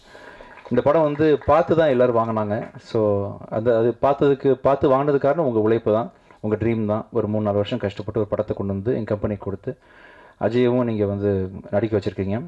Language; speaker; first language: Tamil; native; Tamil